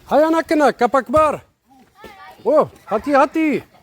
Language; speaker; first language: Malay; non-native, learner; German